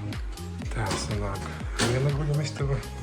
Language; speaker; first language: Russian; non-native, local second language; Latvian